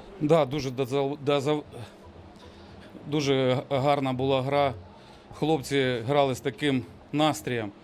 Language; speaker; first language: Ukrainian; non-native, local second language; Russian